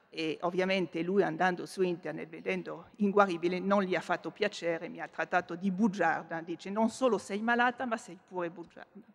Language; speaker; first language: Italian; non-native, fluent; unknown